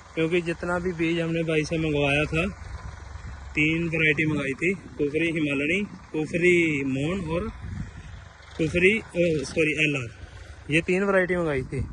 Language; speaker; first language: Hindi; non-native, local second language; Punjabi